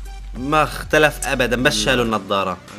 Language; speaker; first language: Arabic; native; Arabic